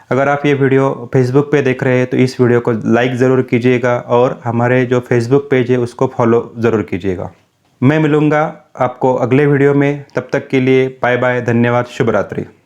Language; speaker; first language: Hindi; non-native, local second language; Marathi